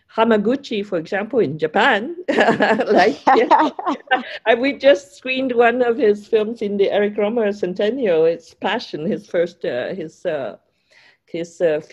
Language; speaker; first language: English; non-native, local second language; Cantonese